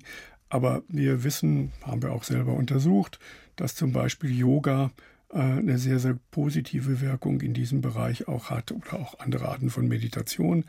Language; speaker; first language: German; native; German